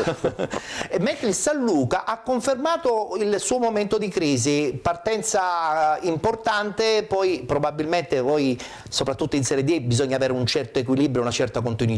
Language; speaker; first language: Italian; native; Italian